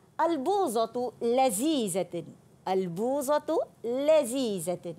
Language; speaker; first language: Arabic; non-native, fluent; Malay